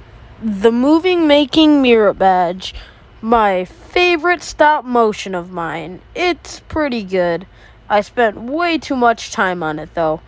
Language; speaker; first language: English; native; English